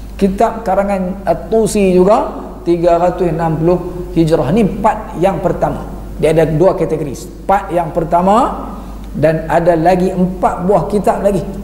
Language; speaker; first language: Malay; native; Malay